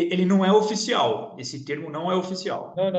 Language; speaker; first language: Portuguese; native; Portuguese